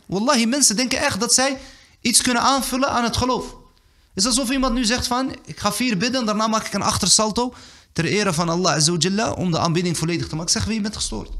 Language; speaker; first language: Dutch; early bilingual, other home language; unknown